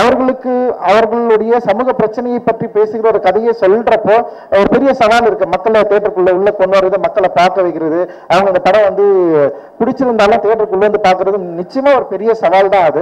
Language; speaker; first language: Tamil; native; Tamil